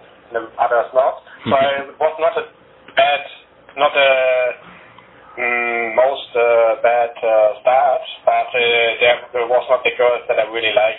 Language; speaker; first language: English; non-native, learner; German